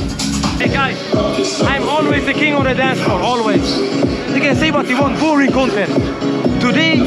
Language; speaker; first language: English; non-native, learner; Portuguese